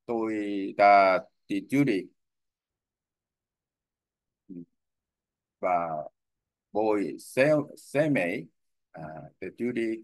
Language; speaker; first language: Vietnamese; non-native, learner; Korean